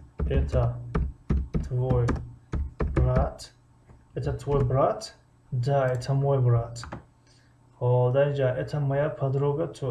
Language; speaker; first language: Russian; non-native, fluent; Tajik